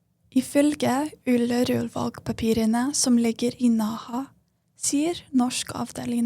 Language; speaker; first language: Norwegian; non-native, fluent; English